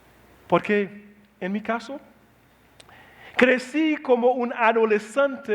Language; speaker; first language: Spanish; non-native, learner; Haitian Creole